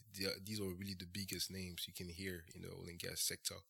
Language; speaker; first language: English; early bilingual, heritage; French